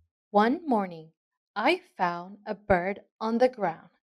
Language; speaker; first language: English; non-native, fluent; Burmese